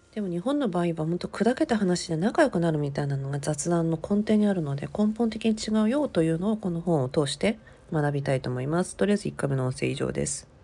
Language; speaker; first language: Japanese; native; Japanese